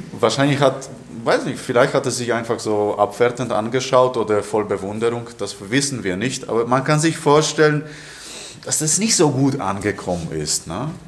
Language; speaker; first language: German; non-native, fluent; Polish